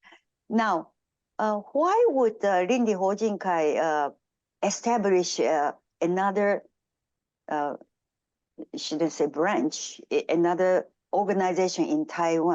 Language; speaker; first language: English; non-native, fluent; Japanese